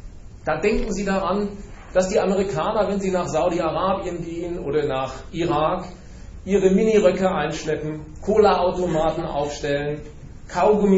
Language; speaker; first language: German; native; German